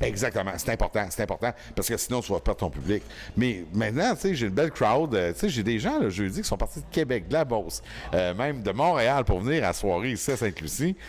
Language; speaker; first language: French; native; French